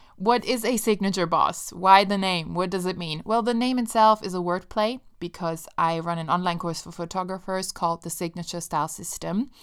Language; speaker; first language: English; non-native, fluent; Italian